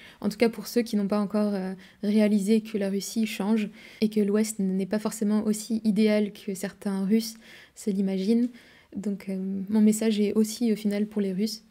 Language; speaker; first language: French; native; French